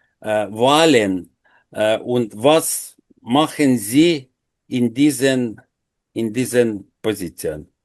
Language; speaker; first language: German; non-native, learner; Ukrainian